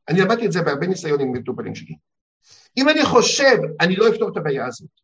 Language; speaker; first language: Hebrew; early bilingual, heritage; Hebrew